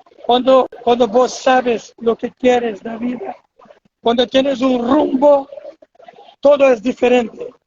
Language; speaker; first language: Spanish; non-native, fluent; Portuguese